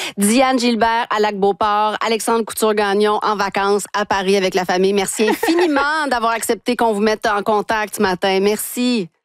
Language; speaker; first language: French; native; French